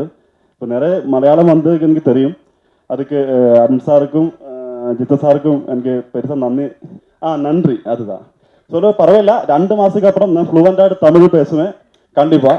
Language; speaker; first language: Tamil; non-native, learner; Malayalam